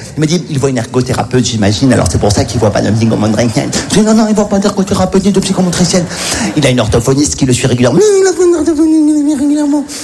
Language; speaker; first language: French; native; French